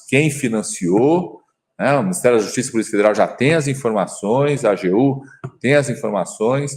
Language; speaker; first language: Portuguese; native; Portuguese